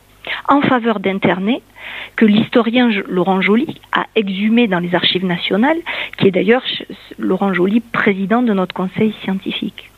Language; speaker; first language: French; native; French